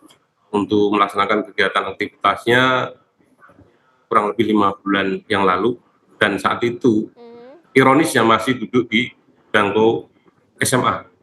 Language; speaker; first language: Indonesian; native; Indonesian